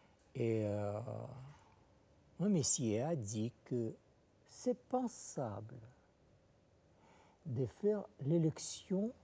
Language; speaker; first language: French; non-native, fluent; Russian